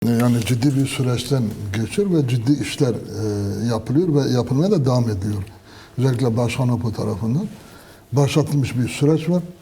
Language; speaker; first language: Turkish; non-native, local second language; Kurdish